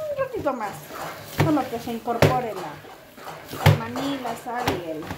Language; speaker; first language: Spanish; native; Spanish